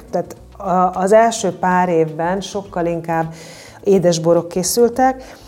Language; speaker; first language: Hungarian; native; Hungarian